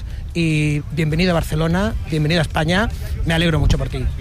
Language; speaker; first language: Spanish; native; Spanish